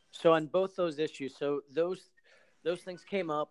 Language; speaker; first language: English; native; English